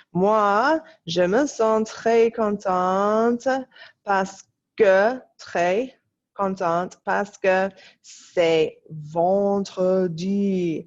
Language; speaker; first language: French; non-native, fluent; English